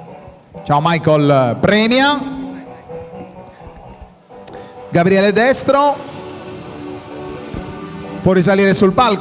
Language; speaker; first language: Italian; native; Italian